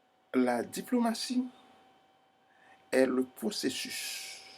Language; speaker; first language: French; non-native, fluent; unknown